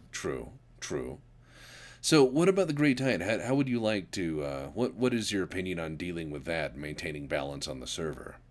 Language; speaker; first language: English; native; English